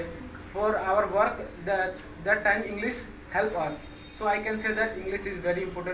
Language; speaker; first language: English; non-native, local second language; Hindi